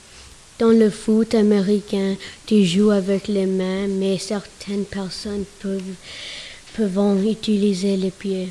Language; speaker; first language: French; non-native, learner; English